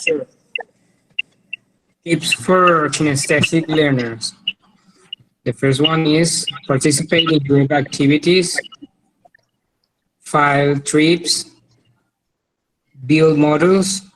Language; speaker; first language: English; non-native, learner; Spanish